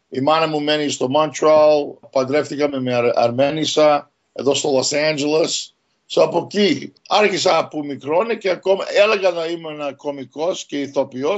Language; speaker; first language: Greek; early bilingual, heritage; Greek